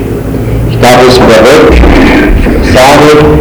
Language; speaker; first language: German; native; German